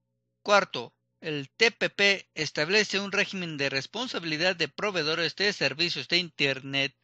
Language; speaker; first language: Spanish; native; Spanish